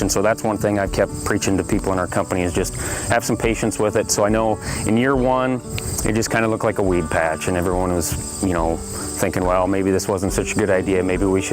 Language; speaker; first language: English; native; English